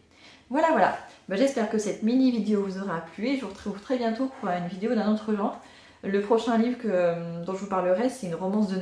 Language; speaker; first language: French; native; French